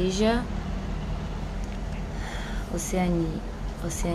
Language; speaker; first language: English; non-native, fluent; Portuguese